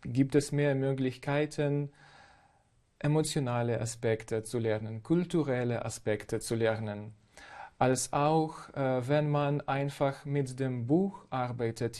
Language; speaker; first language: German; non-native, fluent; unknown